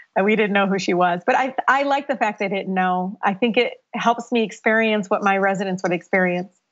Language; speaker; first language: English; native; English